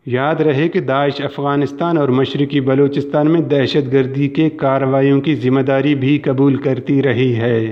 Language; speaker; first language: Urdu; non-native, local second language; Baluchi